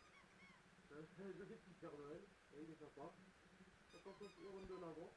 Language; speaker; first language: French; native; French